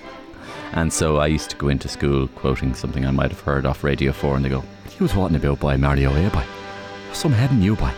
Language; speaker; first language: English; native; English